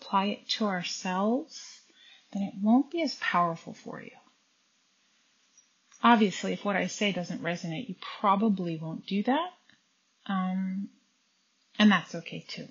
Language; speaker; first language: English; native; English